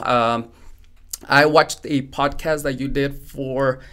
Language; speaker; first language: English; non-native, fluent; Spanish